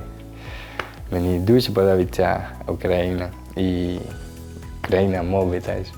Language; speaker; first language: Ukrainian; non-native, learner; Spanish